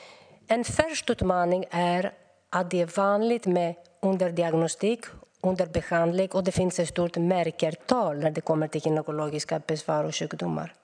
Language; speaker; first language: Swedish; non-native, fluent; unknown